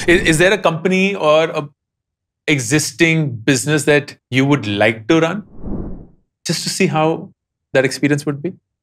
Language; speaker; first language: English; non-native, local second language; Hindi